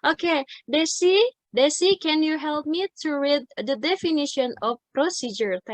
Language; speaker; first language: English; non-native, fluent; Indonesian